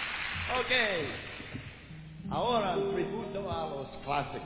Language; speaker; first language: Spanish; non-native, learner; English